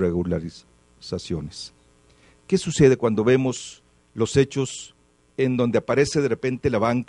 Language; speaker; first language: Spanish; native; Spanish